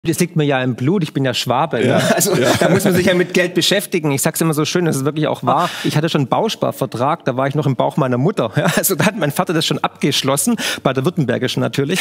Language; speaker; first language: German; native; German